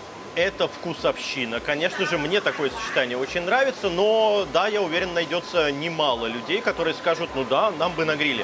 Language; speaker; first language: Russian; native; Russian